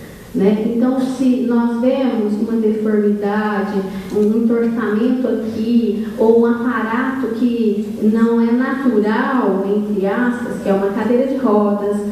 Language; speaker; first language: Portuguese; native; Portuguese